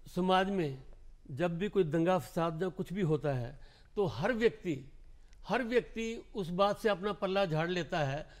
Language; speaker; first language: Hindi; non-native, local second language; Punjabi